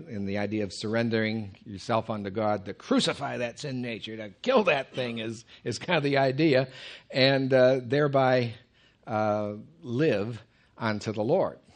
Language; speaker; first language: English; native; English